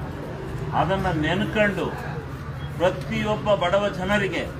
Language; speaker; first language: Kannada; native; Kannada